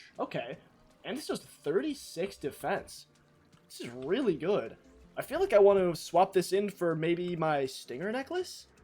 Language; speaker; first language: English; native; English